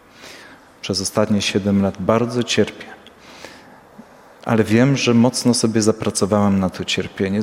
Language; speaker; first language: Polish; native; Polish